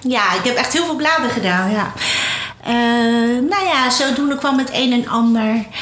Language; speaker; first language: Dutch; early bilingual, other home language; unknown